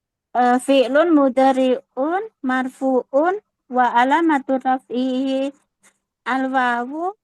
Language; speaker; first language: Arabic; non-native, learner; Indonesian